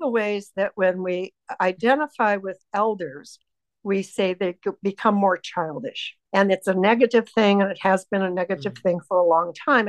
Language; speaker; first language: English; native; English